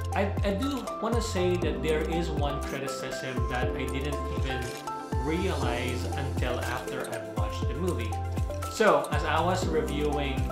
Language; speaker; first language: English; non-native, local second language; Filipino